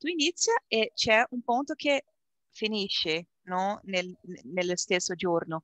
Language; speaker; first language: Italian; non-native, learner; Portuguese